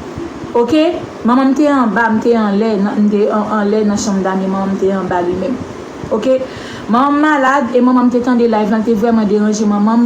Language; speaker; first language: French; non-native, local second language; Haitian Creole